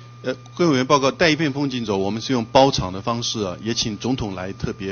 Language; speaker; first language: Chinese; native; Chinese